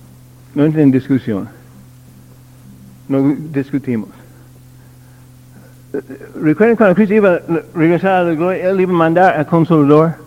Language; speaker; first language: Spanish; non-native, learner; English